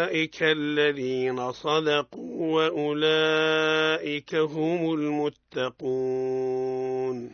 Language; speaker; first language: Arabic; native; Arabic